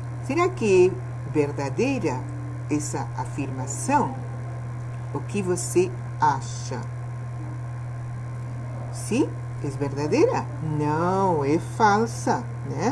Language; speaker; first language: Portuguese; non-native, fluent; Spanish